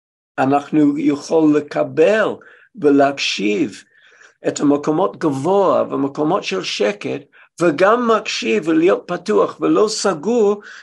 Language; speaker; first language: Hebrew; non-native, fluent; English